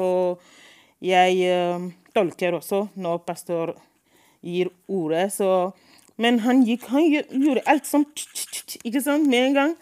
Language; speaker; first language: Norwegian; non-native, fluent; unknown